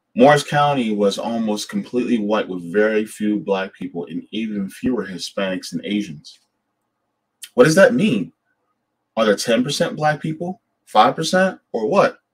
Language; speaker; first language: English; native; English